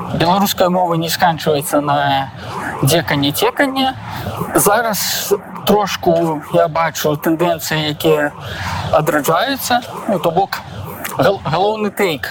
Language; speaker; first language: Belarusian; non-native, local second language; Russian